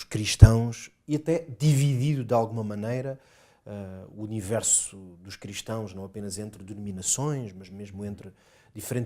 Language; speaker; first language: Portuguese; native; Portuguese